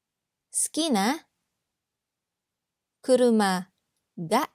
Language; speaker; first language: Japanese; non-native, fluent; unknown